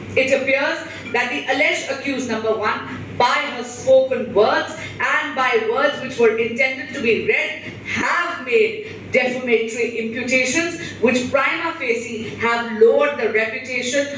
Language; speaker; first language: English; non-native, local second language; Hindi